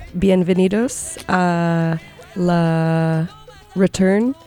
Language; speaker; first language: Spanish; non-native, learner; English